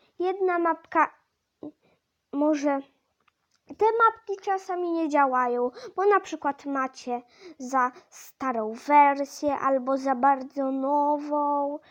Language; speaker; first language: Polish; native; Polish